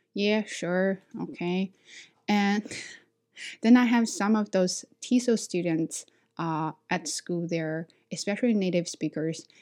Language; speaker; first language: English; non-native, fluent; Chinese